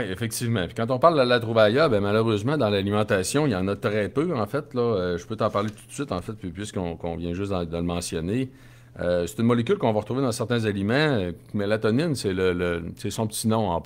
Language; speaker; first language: French; native; French